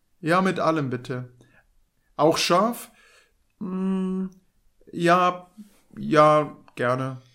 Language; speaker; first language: German; native; German